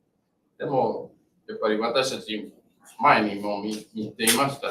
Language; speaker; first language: Japanese; non-native, learner; English